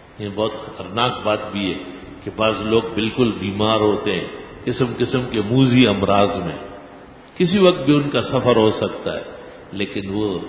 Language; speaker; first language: Urdu; non-native, local second language; Pashto